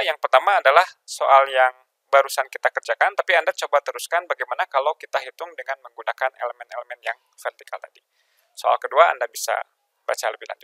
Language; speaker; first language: Indonesian; native; Indonesian